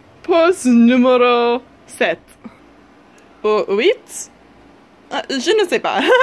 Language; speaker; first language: French; non-native, learner; English